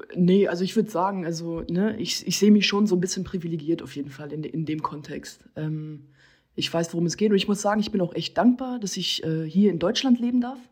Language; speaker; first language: German; early bilingual, other home language; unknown